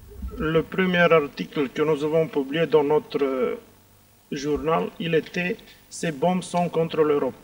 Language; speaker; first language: French; non-native, fluent; Bulgarian